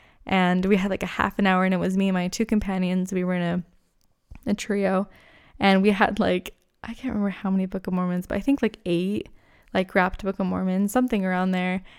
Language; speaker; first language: English; native; English